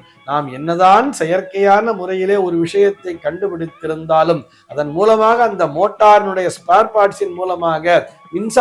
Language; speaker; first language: Tamil; native; Tamil